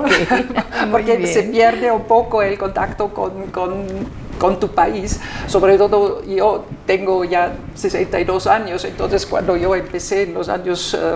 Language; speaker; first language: Spanish; non-native, fluent; German